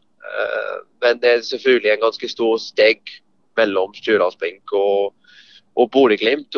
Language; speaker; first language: Norwegian; non-native, fluent; English